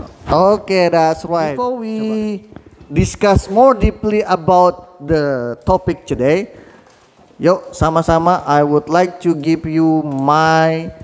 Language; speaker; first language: English; non-native, fluent; Indonesian